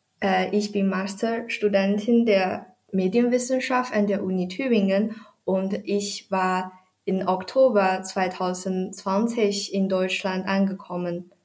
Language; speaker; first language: German; non-native, learner; Chinese